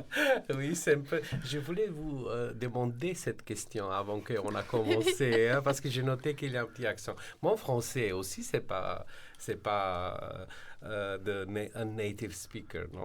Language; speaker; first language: French; non-native, fluent; Slovenian